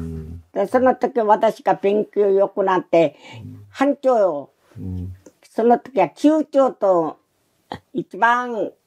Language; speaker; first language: Japanese; non-native, learner; Korean